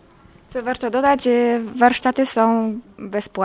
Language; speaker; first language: Polish; native; Polish